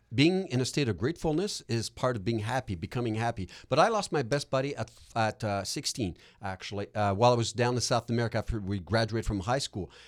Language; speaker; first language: English; non-native, local second language; French